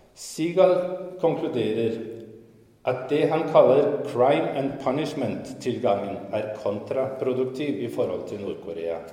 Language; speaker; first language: Norwegian; native; Norwegian